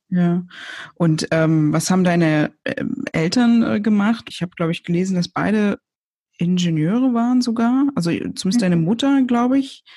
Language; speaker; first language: German; native; German